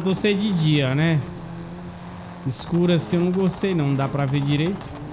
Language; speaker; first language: Portuguese; native; Portuguese